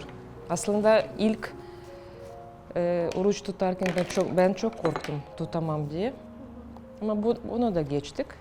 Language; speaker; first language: Turkish; non-native, fluent; Russian